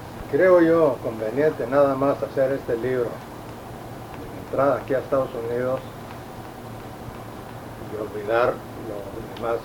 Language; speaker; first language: Spanish; native; Spanish